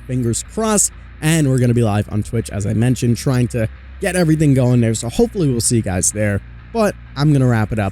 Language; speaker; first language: English; native; English